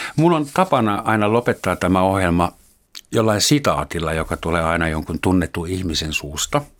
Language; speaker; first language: Finnish; non-native, fluent; German